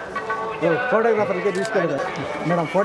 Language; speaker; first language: Telugu; native; Telugu